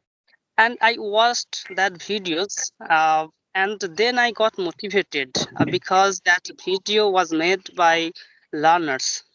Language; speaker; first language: English; non-native, local second language; Bangla